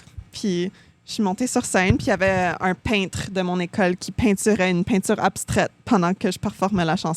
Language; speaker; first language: French; native; French